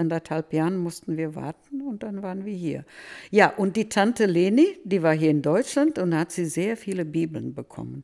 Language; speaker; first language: German; early bilingual, heritage; Russian